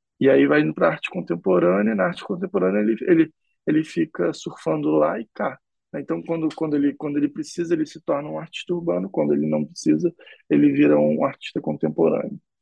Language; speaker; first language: Portuguese; native; Portuguese